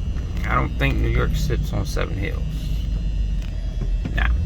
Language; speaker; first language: English; native; English